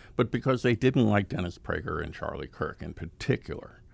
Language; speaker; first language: English; native; English